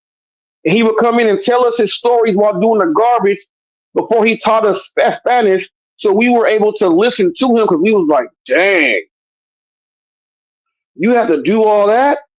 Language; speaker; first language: English; native; English